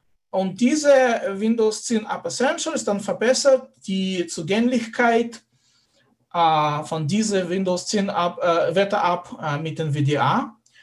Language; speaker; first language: German; non-native, fluent; Russian